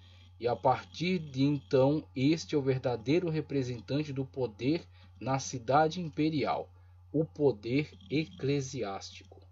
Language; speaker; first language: Portuguese; native; Portuguese